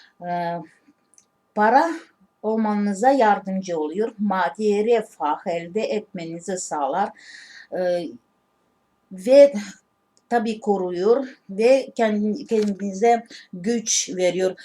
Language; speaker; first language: Turkish; non-native, learner; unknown